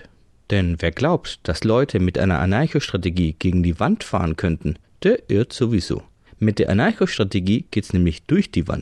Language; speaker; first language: German; native; German